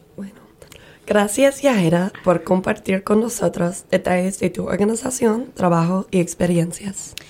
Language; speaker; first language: Spanish; non-native, learner; English